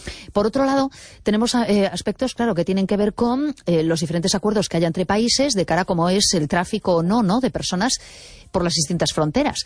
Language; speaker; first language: Spanish; native; Spanish